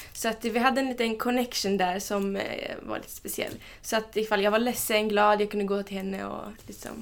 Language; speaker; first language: Swedish; early bilingual, other home language; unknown